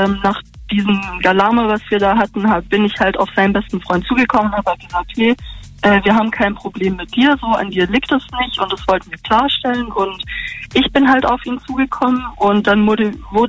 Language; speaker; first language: German; native; German